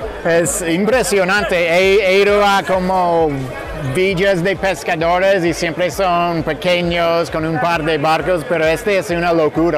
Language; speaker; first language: Spanish; non-native, fluent; English